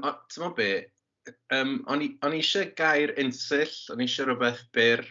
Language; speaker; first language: Welsh; native; Welsh